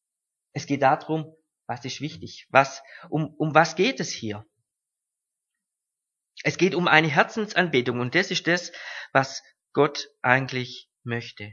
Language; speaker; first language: German; native; German